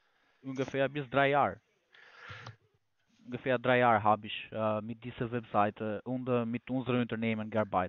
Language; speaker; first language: German; non-native, learner; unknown